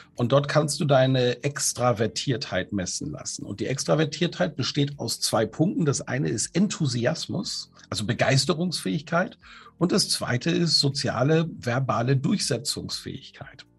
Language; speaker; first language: German; native; German